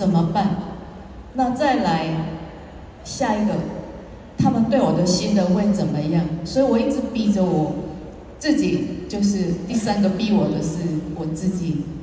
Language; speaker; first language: Chinese; non-native, fluent; Korean